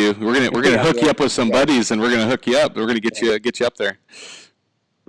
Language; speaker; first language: English; native; English